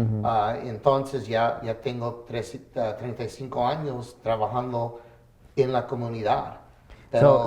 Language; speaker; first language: Spanish; early bilingual, heritage; English